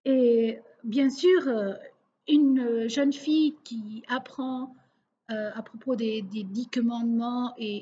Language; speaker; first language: French; non-native, local second language; Portuguese